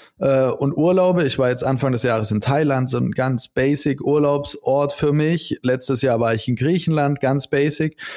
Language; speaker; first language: German; native; German